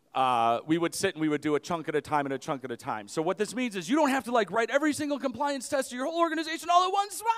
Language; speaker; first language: English; native; English